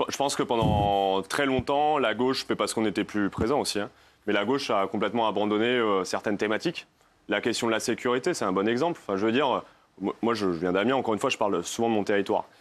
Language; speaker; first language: French; native; French